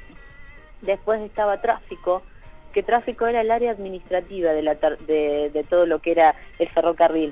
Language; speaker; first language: Spanish; native; Spanish